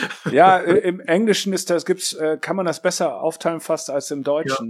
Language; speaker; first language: German; native; German